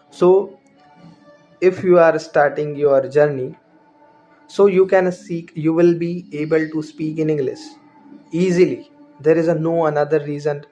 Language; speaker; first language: English; non-native, learner; Hindi